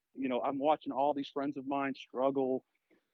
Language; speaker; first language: English; native; English